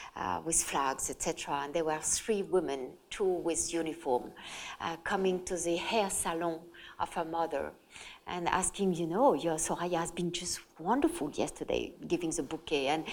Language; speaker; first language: English; non-native, fluent; French